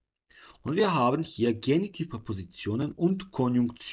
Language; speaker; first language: German; non-native, fluent; Serbian